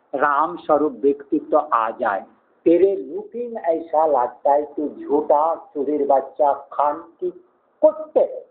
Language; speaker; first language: Hindi; native; Hindi